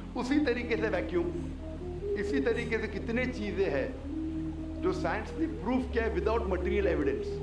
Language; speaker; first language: Hindi; non-native, local second language; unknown